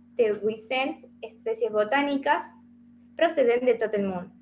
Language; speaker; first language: Catalan; non-native, learner; Spanish